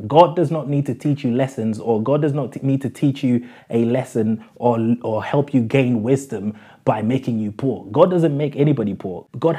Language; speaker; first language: English; native; English